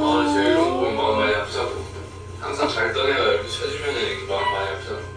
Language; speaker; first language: Korean; native; Korean